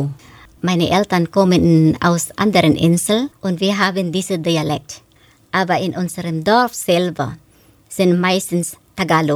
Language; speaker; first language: German; non-native, fluent; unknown